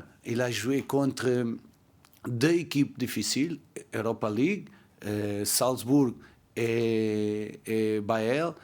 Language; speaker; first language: French; non-native, learner; Portuguese